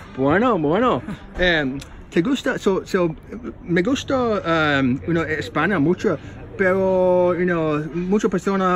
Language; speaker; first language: Spanish; non-native, learner; English